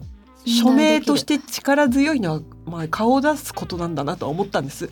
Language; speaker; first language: Japanese; native; Japanese